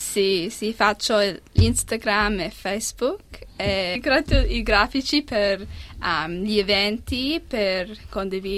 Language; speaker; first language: Italian; early bilingual, heritage; English